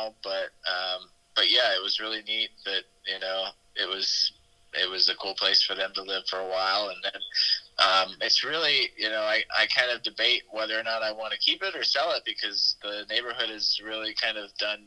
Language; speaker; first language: English; native; English